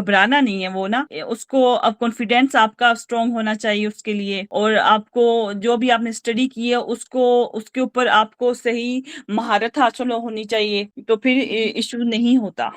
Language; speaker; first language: Urdu; native; Urdu